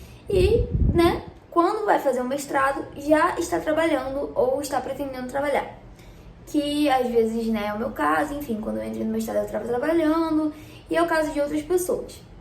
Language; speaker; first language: Portuguese; native; Portuguese